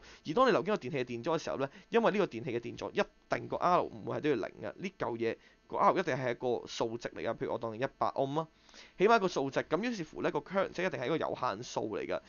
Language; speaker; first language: Cantonese; native; Cantonese